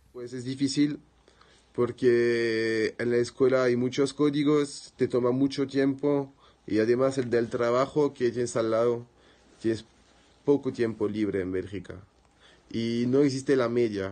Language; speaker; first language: Spanish; non-native, learner; French